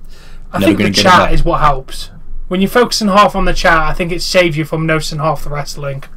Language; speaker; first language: English; native; English